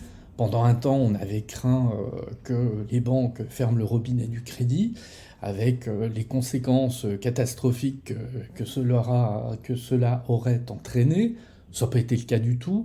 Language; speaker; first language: French; native; French